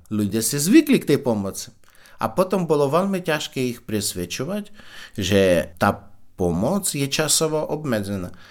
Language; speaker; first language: Slovak; non-native, fluent; Russian